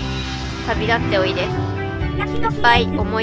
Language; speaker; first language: Japanese; native; Japanese